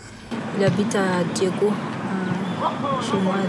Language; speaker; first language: French; non-native, local second language; Malagasy